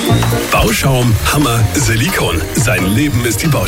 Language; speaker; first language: German; native; German